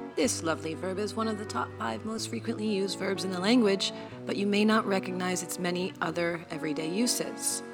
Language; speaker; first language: English; native; English